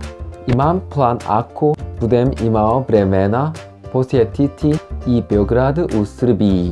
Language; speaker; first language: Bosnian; non-native, learner; Korean